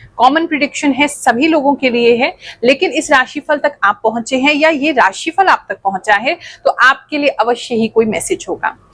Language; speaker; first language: Hindi; native; Hindi